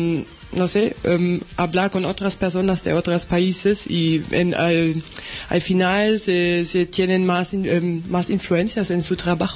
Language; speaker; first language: Spanish; non-native, learner; German